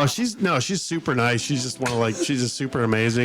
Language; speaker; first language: English; native; English